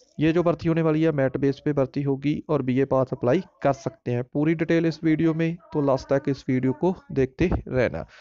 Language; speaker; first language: Hindi; non-native, local second language; Punjabi